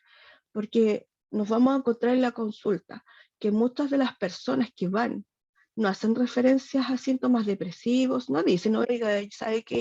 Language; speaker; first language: Spanish; native; Spanish